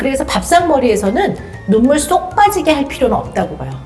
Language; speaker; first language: Korean; native; Korean